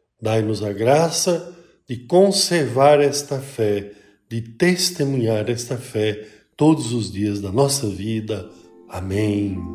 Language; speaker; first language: Portuguese; native; Portuguese